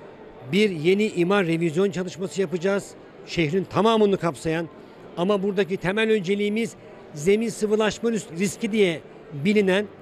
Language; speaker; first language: Turkish; native; Turkish